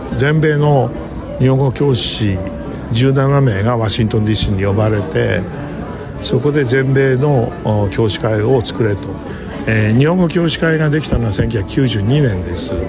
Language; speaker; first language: Japanese; native; Japanese